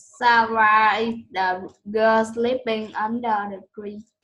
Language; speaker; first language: English; non-native, learner; Vietnamese